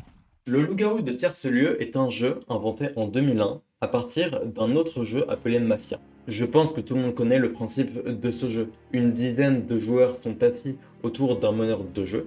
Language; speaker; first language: French; native; French